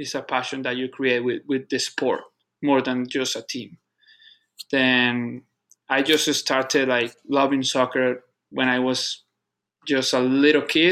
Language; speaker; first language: English; non-native, fluent; Spanish